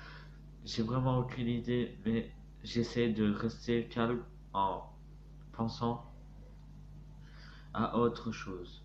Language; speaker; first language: French; native; French